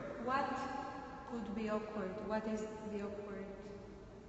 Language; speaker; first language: English; non-native, fluent; Greek